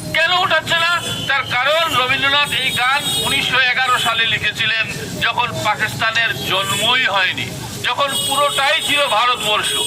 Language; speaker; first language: Bangla; native; Bangla